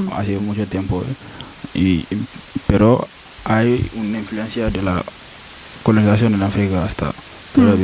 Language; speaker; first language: Spanish; non-native, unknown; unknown